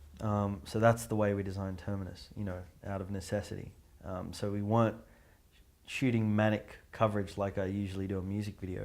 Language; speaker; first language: English; native; English